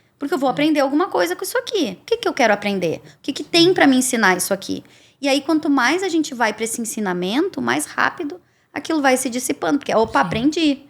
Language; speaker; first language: Portuguese; native; Portuguese